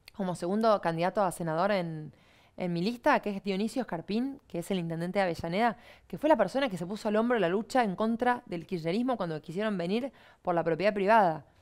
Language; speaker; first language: Spanish; native; Spanish